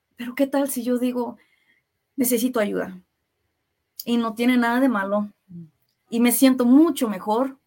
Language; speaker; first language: Spanish; early bilingual, heritage; Spanish